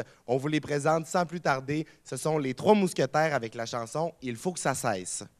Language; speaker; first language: French; native; French